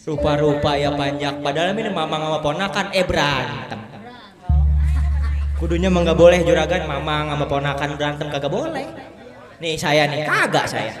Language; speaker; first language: Indonesian; native; Indonesian